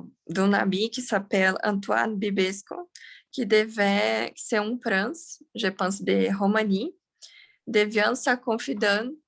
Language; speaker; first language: French; non-native, learner; Portuguese